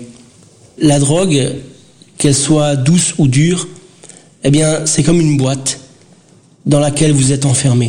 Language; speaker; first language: French; early bilingual, other home language; Portuguese